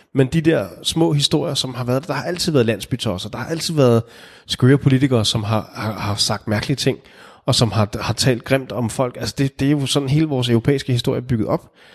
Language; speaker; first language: Danish; native; Danish